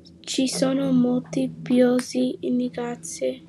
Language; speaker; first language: Italian; non-native, learner; English